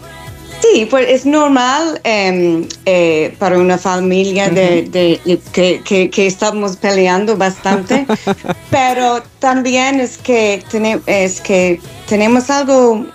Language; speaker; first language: Spanish; non-native, fluent; English